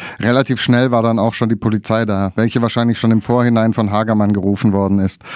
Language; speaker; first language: German; native; German